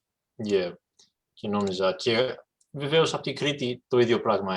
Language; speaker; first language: Greek; early bilingual, heritage; English